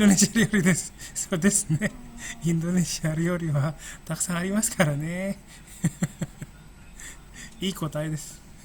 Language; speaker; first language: Japanese; non-native, fluent; Indonesian